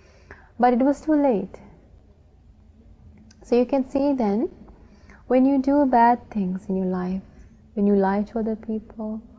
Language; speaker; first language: English; non-native, local second language; Sinhala